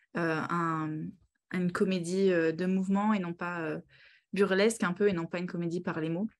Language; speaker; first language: French; native; French